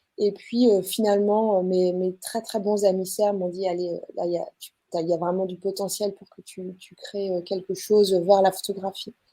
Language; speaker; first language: French; native; French